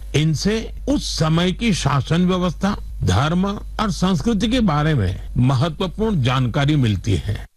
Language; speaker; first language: Hindi; non-native, local second language; Gujarati